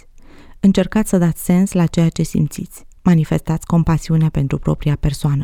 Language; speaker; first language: Romanian; native; Romanian